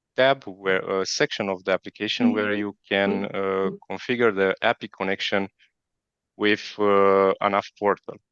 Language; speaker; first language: English; non-native, fluent; Romanian